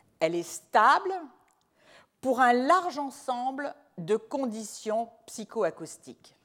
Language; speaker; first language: French; native; French